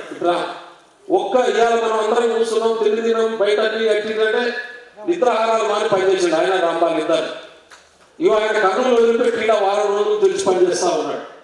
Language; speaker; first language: Telugu; non-native, local second language; Lambadi